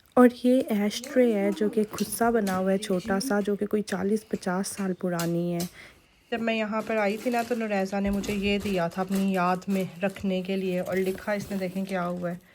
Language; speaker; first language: Urdu; native; Urdu